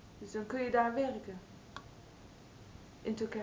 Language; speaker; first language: Dutch; native; Dutch